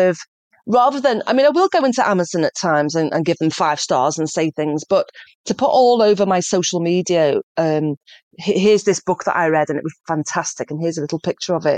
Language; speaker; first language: English; native; English